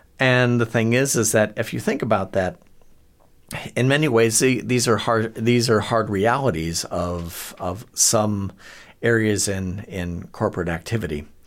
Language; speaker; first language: English; native; English